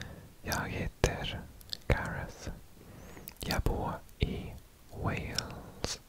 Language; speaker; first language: Swedish; non-native, learner; English